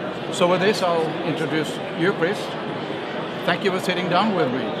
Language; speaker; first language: English; non-native, fluent; Norwegian